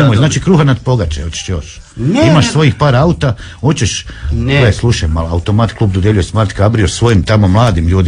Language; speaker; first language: Croatian; native; Croatian